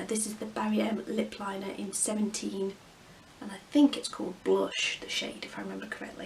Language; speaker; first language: English; native; English